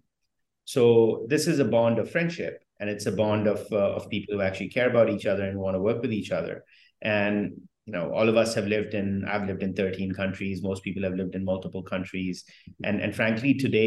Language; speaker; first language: English; non-native, local second language; Hindi